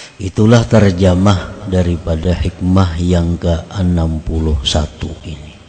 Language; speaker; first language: Indonesian; non-native, local second language; Banjar